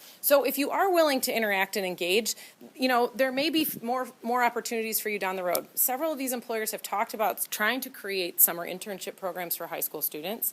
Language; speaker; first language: English; native; English